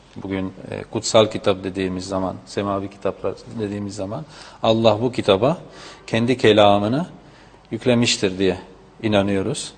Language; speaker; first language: Turkish; non-native, fluent; Spanish